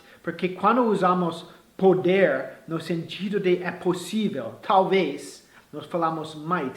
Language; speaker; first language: Portuguese; non-native, fluent; English